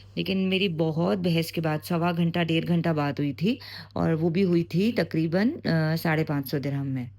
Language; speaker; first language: Urdu; native; Urdu